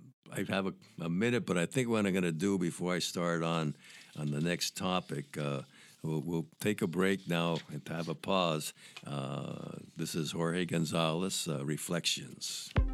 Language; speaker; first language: English; early bilingual, other home language; Spanish